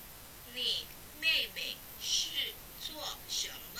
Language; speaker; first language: Chinese; non-native, learner; Indonesian